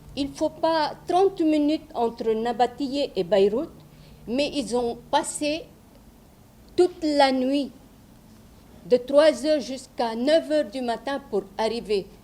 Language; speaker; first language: French; non-native, local second language; Wolof